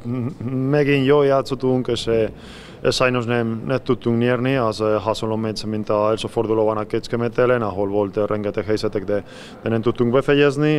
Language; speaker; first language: Hungarian; non-native, learner; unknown